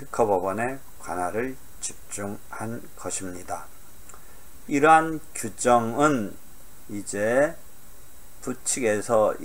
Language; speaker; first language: Korean; native; Korean